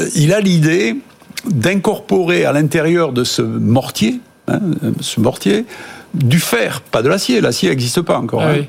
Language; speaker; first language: French; native; French